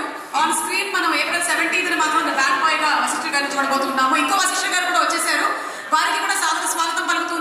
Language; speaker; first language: Telugu; native; Telugu